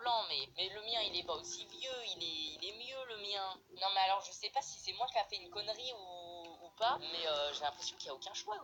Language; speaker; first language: French; native; French